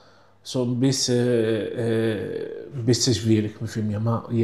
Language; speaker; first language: German; non-native, learner; Italian